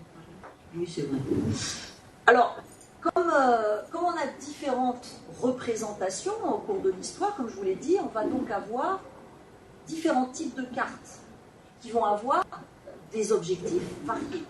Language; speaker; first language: French; native; French